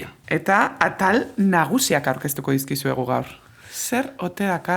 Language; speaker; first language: Basque; native; Basque